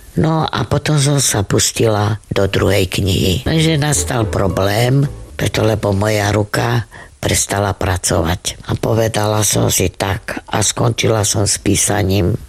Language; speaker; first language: Slovak; non-native, local second language; Romany